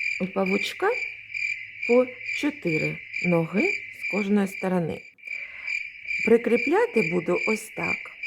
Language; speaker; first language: Ukrainian; native; Ukrainian